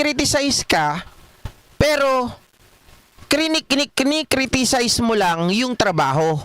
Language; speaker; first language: Filipino; native; Filipino